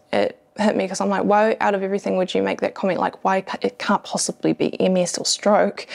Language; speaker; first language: English; native; English